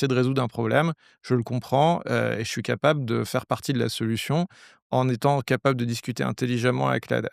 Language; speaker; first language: French; native; French